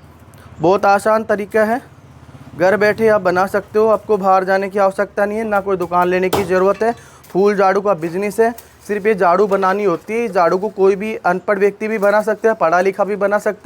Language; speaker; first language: Hindi; native; Hindi